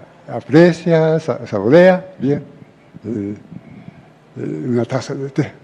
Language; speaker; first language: Spanish; non-native, fluent; Japanese